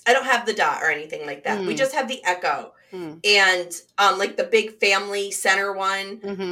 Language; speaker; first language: English; native; English